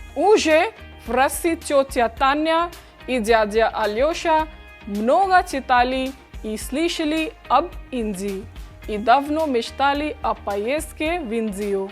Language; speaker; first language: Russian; non-native, fluent; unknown